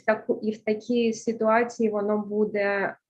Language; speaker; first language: Ukrainian; early bilingual, heritage; Ukrainian